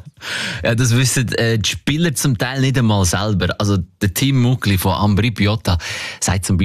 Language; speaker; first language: German; native; German